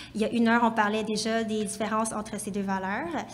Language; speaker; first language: French; native; French